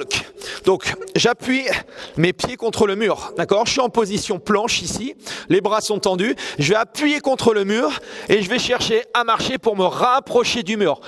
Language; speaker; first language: French; native; French